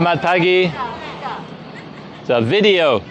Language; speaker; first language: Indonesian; non-native, learner; English